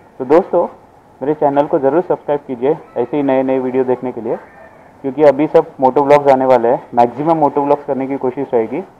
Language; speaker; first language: Hindi; non-native, local second language; Marathi